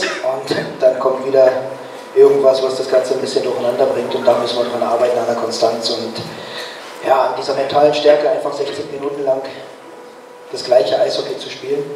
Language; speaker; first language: German; native; German